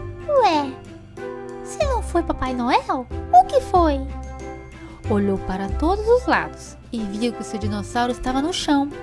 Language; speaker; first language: Portuguese; native; Portuguese